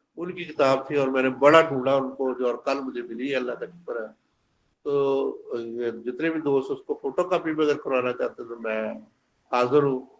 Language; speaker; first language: Urdu; non-native, local second language; Punjabi